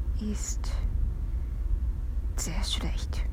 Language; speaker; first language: German; non-native, learner; Japanese